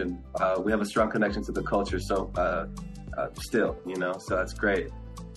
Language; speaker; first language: English; early bilingual, other home language; Spanish